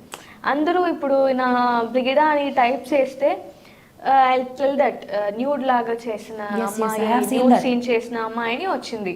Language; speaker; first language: Telugu; non-native, learner; Tamil